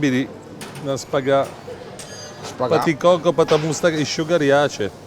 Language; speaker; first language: Russian; non-native, learner; Italian